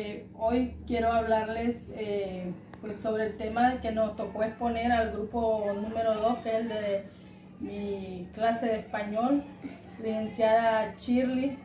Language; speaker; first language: Spanish; native; Spanish